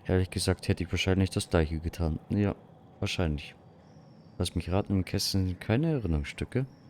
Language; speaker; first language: German; native; German